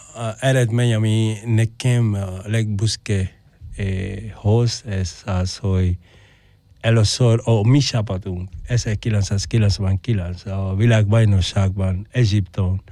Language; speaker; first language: Hungarian; non-native, fluent; Spanish